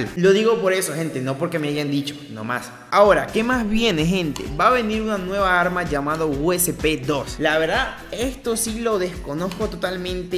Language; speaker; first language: Spanish; native; Spanish